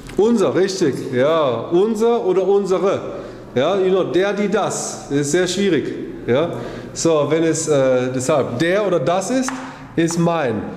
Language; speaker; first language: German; native; German